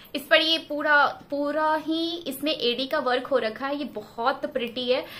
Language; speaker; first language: Hindi; native; Hindi